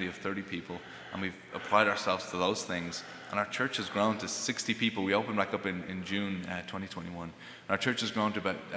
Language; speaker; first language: English; native; English